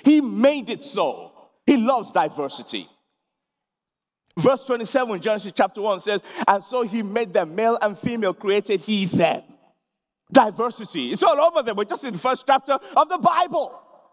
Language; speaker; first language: English; non-native, local second language; Yoruba